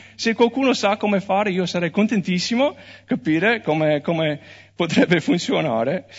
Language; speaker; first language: Italian; non-native, fluent; English